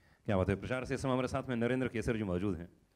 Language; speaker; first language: Hindi; native; Hindi